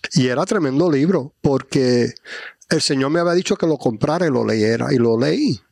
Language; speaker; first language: Spanish; early bilingual, heritage; Spanish